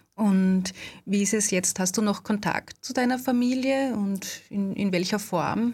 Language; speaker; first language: German; native; German